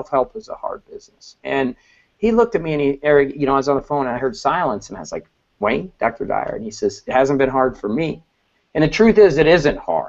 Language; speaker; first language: English; native; English